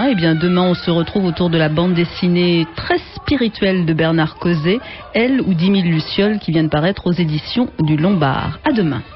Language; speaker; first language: French; native; French